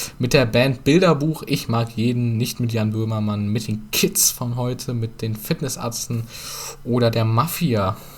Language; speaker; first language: German; early bilingual, other home language; Turkish